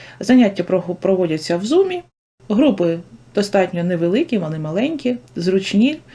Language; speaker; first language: Ukrainian; native; Ukrainian